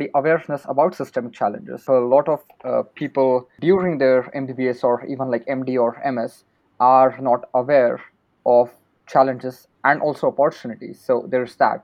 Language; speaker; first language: English; non-native, local second language; Marathi